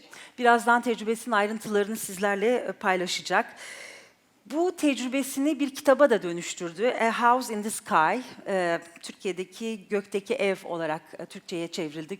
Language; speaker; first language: Turkish; native; Turkish